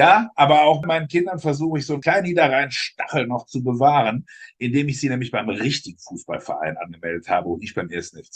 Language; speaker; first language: German; native; German